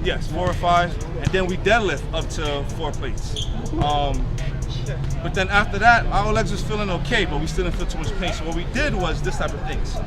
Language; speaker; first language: English; native; English